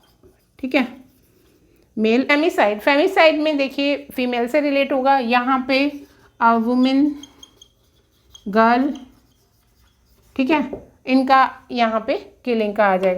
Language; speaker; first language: Hindi; native; Hindi